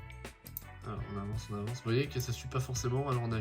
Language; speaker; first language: French; native; French